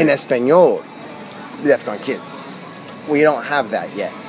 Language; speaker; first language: English; early bilingual, other home language; Spanish